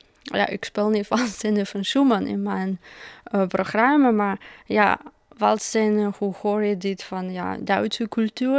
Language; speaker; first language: Dutch; non-native, fluent; Russian